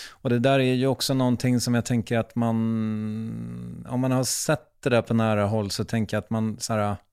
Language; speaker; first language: Swedish; native; Swedish